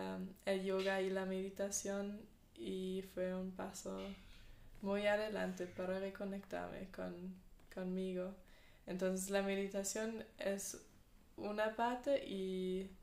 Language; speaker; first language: Spanish; non-native, fluent; German